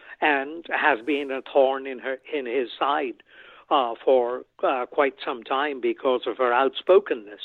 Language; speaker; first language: English; non-native, local second language; Bangla